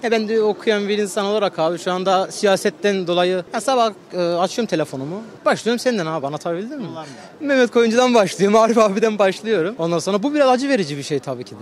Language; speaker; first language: Turkish; native; Turkish